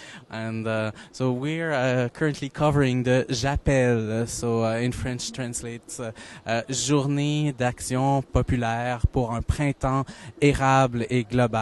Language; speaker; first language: French; native; French